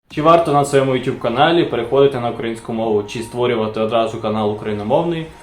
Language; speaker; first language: Ukrainian; non-native, local second language; Russian